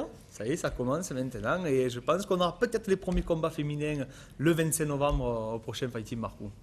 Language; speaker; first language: French; native; French